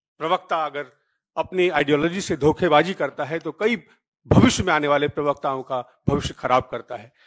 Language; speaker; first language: Hindi; native; Hindi